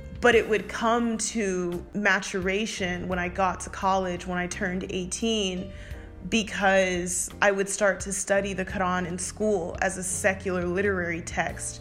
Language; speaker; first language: English; native; English